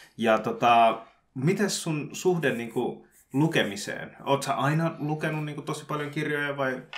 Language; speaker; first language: Finnish; early bilingual, other home language; Bangla